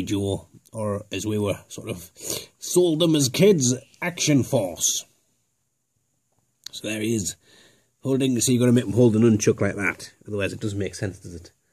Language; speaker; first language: English; native; English